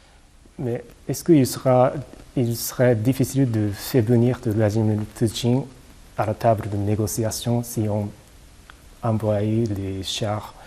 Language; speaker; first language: French; non-native, fluent; Japanese